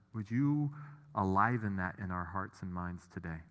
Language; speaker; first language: English; native; English